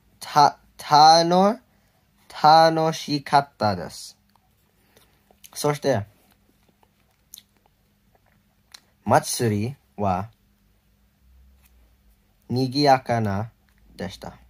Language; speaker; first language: Japanese; non-native, learner; English